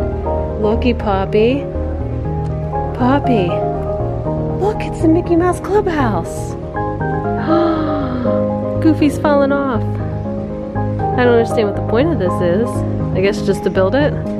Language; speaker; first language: English; native; English